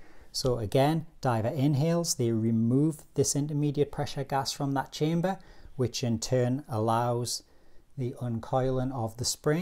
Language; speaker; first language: English; native; English